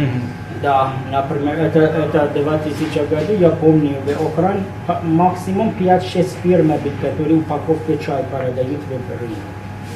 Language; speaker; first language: Russian; non-native, learner; Persian